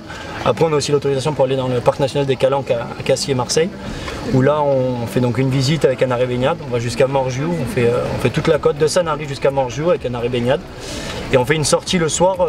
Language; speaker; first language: French; native; French